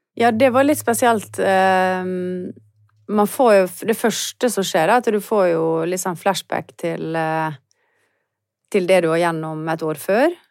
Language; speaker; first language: Norwegian; native; Norwegian